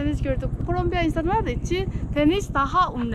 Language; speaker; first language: Turkish; non-native, learner; Korean